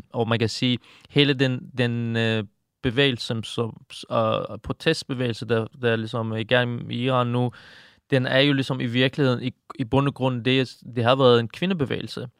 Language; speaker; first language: Danish; non-native, fluent; Persian